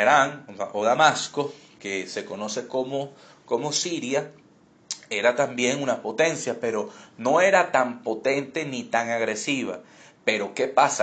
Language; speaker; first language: Spanish; native; Spanish